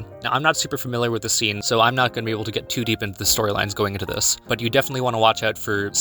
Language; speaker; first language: English; native; English